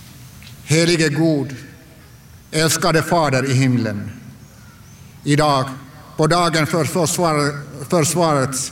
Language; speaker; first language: Swedish; non-native, local second language; Finnish